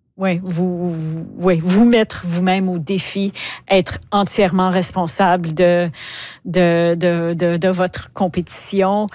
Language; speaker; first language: French; native; French